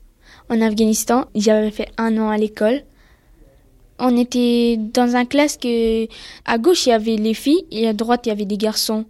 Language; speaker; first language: French; early bilingual, other home language; Pashto